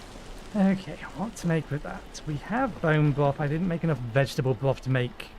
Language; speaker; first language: English; native; English